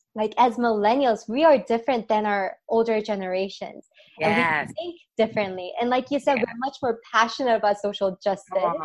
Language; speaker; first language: English; native; English